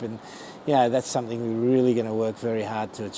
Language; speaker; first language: English; native; English